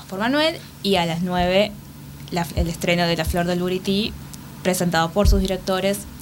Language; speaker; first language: Spanish; native; Spanish